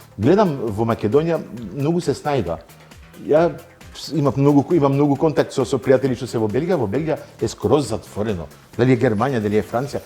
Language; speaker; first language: Macedonian; non-native, fluent; Dutch